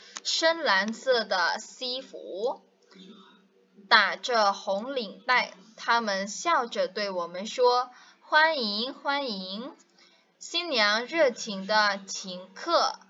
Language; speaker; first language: Chinese; non-native, fluent; Indonesian